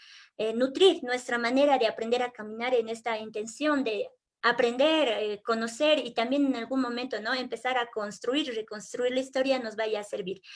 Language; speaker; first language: Spanish; native; Spanish